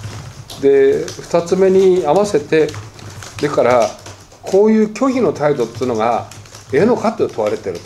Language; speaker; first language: Japanese; native; Japanese